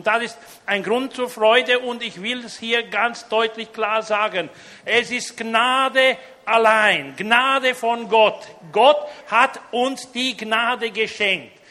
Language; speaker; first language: German; native; German